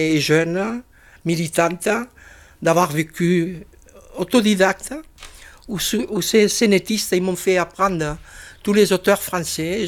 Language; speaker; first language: French; non-native, fluent; Spanish